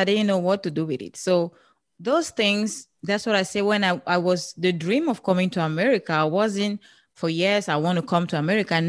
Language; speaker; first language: English; non-native, local second language; French